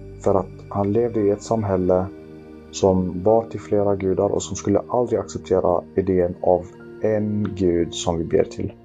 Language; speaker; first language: Swedish; early bilingual, other home language; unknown